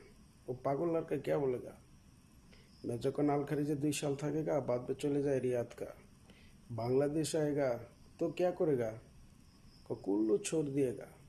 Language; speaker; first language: Hindi; non-native, learner; Bangla